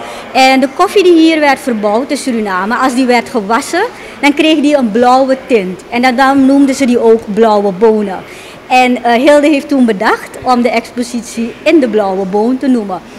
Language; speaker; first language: Dutch; native; Dutch